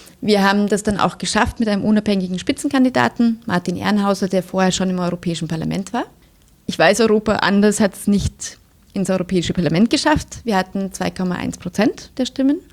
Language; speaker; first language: German; native; German